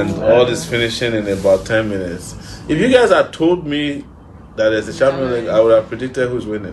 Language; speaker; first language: English; non-native, local second language; Yoruba